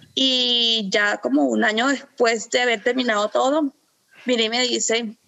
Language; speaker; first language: Spanish; early bilingual, other home language; German